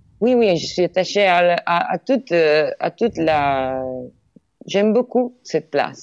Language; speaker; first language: French; non-native, learner; Italian